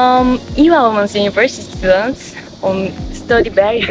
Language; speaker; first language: English; non-native, learner; Korean